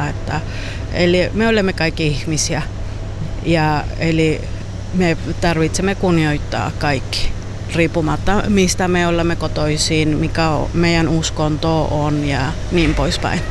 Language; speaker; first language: Finnish; non-native, learner; Spanish